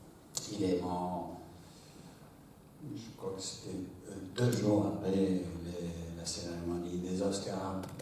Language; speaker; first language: French; non-native, fluent; English